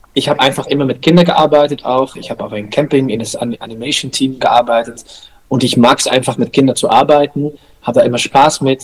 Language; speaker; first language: German; non-native, learner; Dutch